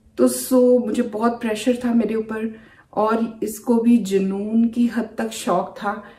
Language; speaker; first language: Urdu; native; Urdu